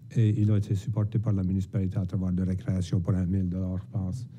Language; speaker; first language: French; native; French